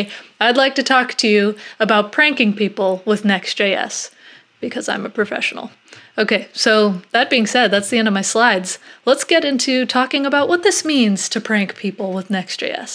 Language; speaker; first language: English; native; English